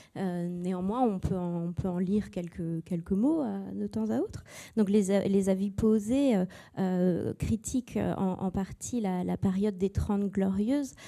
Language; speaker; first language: French; native; French